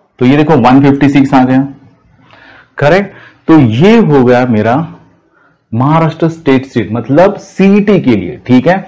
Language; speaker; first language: Hindi; non-native, local second language; Marathi